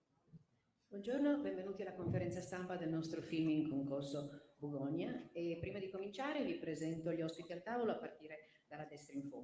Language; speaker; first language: Italian; native; Italian